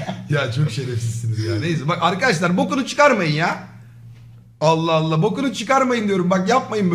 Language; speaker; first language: Turkish; native; Turkish